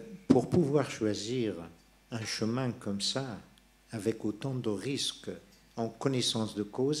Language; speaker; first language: French; non-native, local second language; Persian